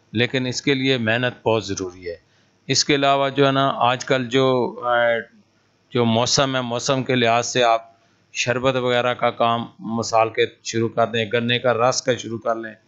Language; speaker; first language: Urdu; non-native, local second language; Punjabi